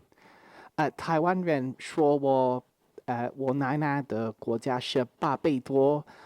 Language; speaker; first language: Chinese; non-native, fluent; English